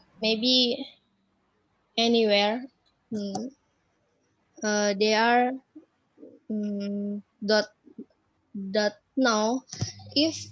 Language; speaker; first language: English; non-native, learner; Indonesian